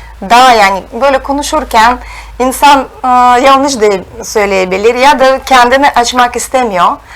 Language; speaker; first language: Turkish; non-native, fluent; Russian